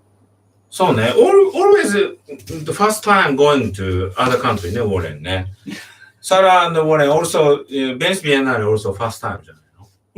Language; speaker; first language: English; non-native, learner; Japanese